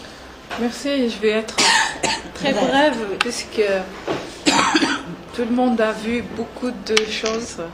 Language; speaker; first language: French; non-native, local second language; Arabic